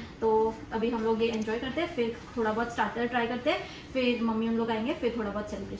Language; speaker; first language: Hindi; native; Hindi